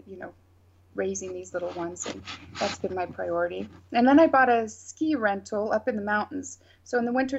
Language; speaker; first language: English; native; English